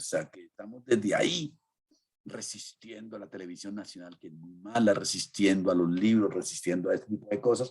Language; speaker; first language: Spanish; native; Spanish